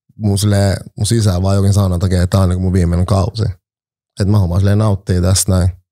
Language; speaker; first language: Finnish; early bilingual, other home language; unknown